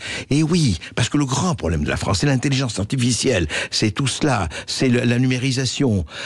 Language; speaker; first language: French; native; French